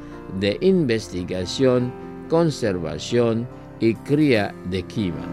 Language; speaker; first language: Spanish; non-native, fluent; Indonesian